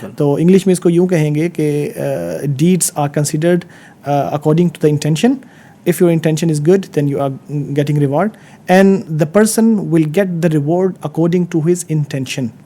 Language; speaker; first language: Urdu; native; Urdu